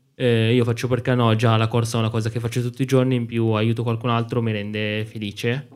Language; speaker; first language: Italian; non-native, fluent; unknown